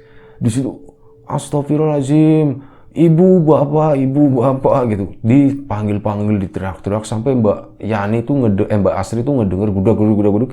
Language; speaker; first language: Indonesian; native; Indonesian